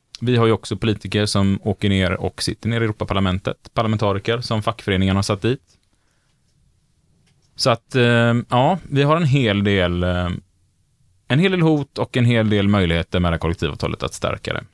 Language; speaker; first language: Swedish; native; Swedish